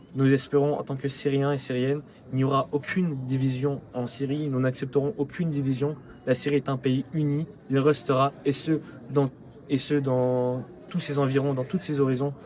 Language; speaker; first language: French; native; French